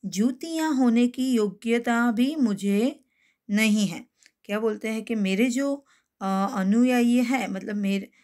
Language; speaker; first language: Hindi; non-native, local second language; Gujarati